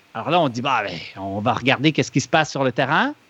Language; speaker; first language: French; native; French